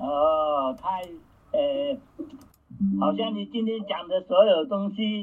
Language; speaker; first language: Chinese; native; Chinese